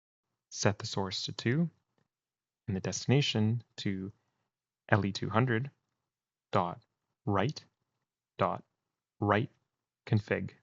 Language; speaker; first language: English; native; English